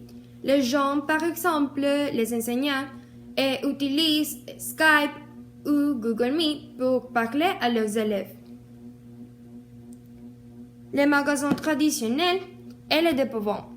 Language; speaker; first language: French; non-native, learner; Spanish